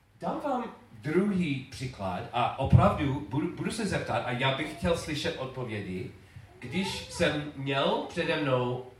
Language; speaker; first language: Czech; non-native, learner; English